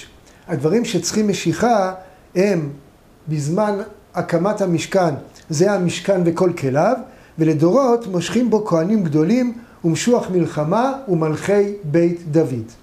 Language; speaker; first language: Hebrew; native; Hebrew